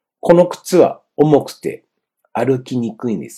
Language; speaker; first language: Japanese; non-native, fluent; Chinese